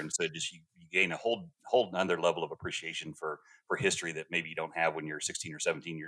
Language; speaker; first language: English; native; English